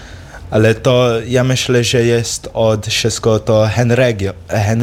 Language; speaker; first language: Polish; early bilingual, heritage; English